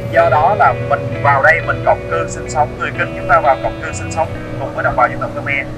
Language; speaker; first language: Vietnamese; native; Vietnamese